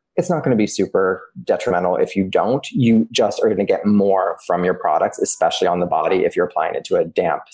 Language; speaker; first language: English; early bilingual, other home language; Italian